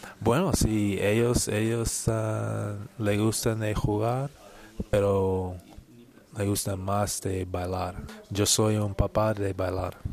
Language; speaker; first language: Spanish; non-native, learner; English